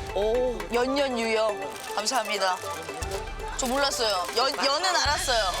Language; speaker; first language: Korean; native; Korean